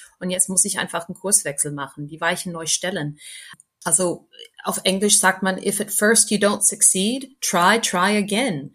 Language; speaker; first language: German; non-native, fluent; English